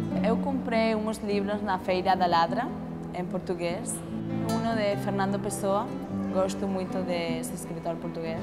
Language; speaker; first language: Portuguese; non-native, learner; Spanish